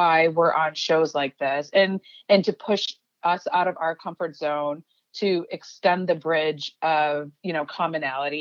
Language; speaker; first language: English; early bilingual, other home language; Urdu